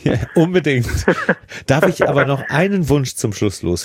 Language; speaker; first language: German; native; German